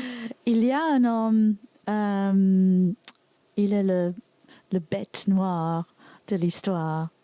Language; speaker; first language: French; non-native, learner; English